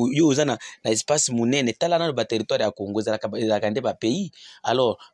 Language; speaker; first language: Lingala; non-native, local second language; Swahili